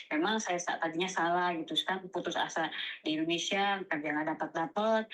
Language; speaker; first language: Indonesian; native; Indonesian